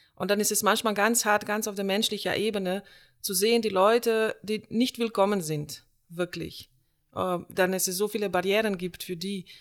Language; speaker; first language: German; non-native, fluent; Slovenian